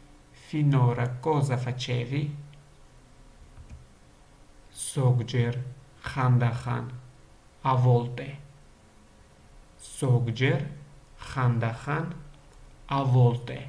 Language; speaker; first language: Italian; non-native, learner; Georgian